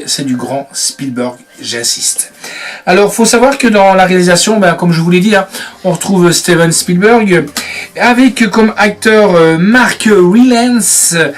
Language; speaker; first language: French; native; French